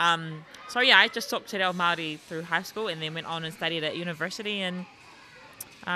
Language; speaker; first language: English; native; English